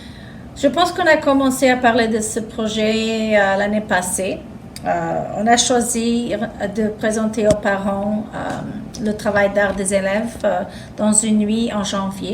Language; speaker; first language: French; non-native, fluent; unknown